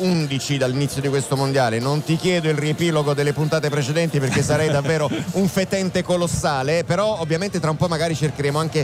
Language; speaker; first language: Italian; native; Italian